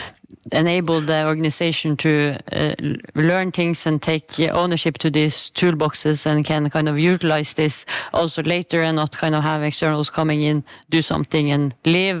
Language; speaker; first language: English; non-native, fluent; Norwegian